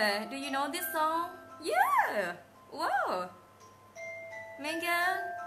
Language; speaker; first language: English; non-native, fluent; Thai